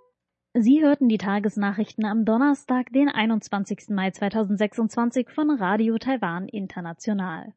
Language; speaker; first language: German; native; German